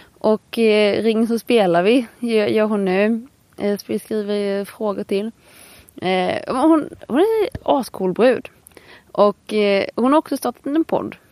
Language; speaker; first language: Swedish; native; Swedish